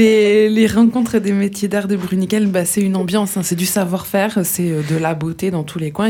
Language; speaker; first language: French; native; French